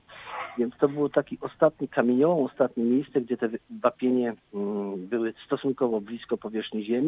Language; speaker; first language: Polish; native; Polish